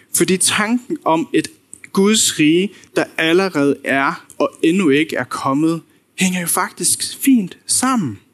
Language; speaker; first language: Danish; non-native, local second language; Faroese